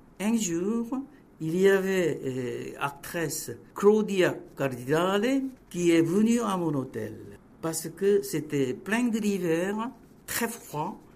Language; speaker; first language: French; non-native, fluent; Korean